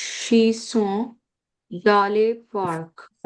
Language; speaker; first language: French; non-native, learner; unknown